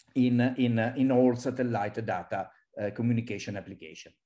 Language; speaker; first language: English; non-native, fluent; Italian